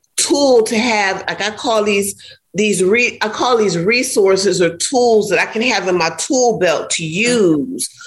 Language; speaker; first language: English; native; English